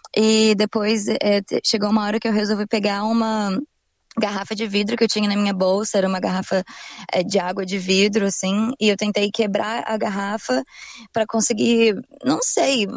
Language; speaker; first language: Portuguese; native; Portuguese